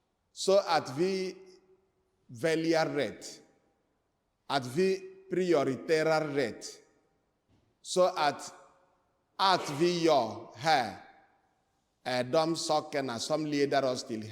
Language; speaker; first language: Swedish; non-native, fluent; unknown